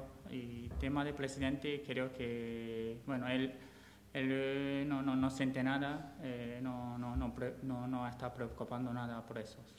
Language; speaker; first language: Spanish; non-native, learner; Japanese